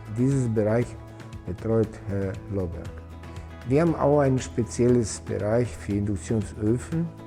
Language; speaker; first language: German; non-native, fluent; Serbian